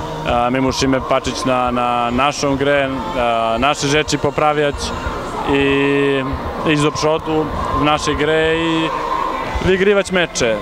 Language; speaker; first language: Polish; non-native, fluent; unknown